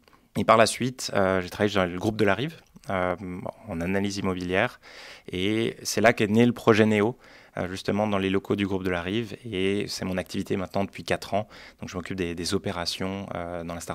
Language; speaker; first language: French; native; French